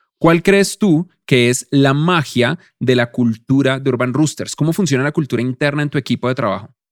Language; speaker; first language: Spanish; native; Spanish